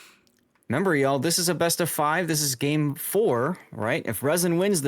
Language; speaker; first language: English; native; English